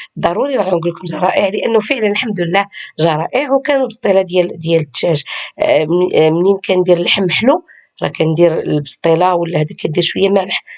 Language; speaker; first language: Arabic; native; Arabic